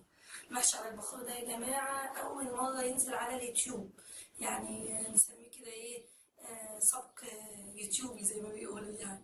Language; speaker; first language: Arabic; native; Arabic